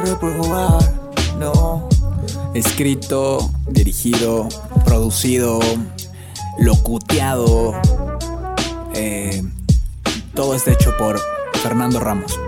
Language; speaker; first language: Spanish; native; Spanish